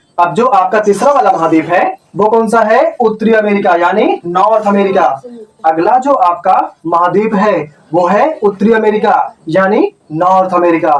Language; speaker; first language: Hindi; native; Hindi